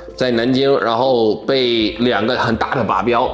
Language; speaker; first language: Chinese; non-native, fluent; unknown